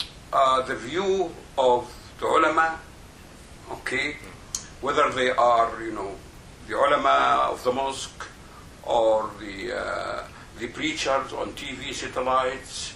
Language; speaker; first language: English; non-native, fluent; Arabic